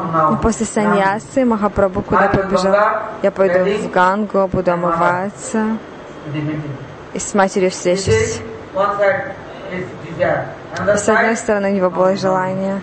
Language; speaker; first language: Russian; non-native, learner; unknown